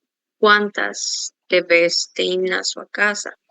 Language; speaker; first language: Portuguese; non-native, learner; Spanish